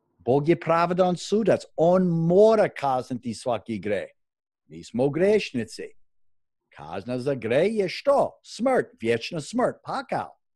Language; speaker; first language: Croatian; non-native, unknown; English